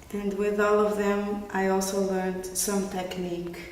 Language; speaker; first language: English; non-native, fluent; Portuguese